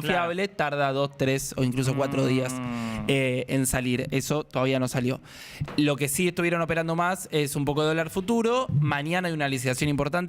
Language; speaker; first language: Spanish; native; Spanish